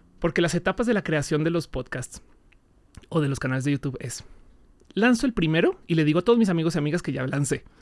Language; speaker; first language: Spanish; native; Spanish